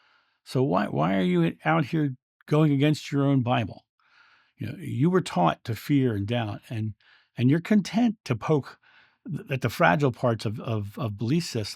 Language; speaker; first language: English; native; English